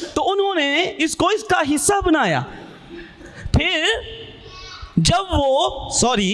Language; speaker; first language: Urdu; non-native, local second language; Punjabi